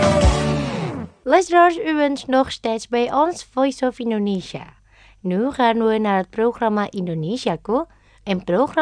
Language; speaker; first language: Dutch; non-native, fluent; Indonesian